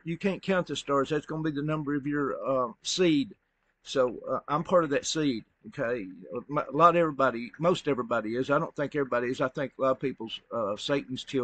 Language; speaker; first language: English; native; English